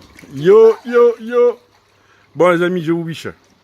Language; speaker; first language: French; native; French